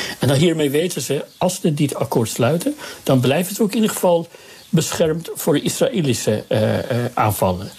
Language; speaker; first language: Dutch; non-native, fluent; Persian